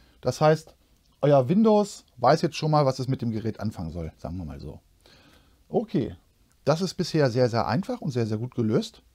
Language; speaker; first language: German; native; German